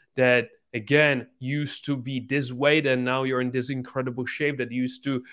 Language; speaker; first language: English; non-native, fluent; Czech